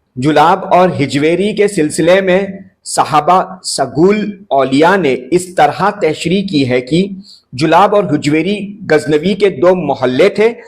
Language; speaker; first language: Urdu; native; Urdu